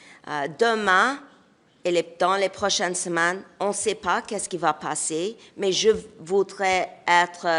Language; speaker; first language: French; non-native, local second language; English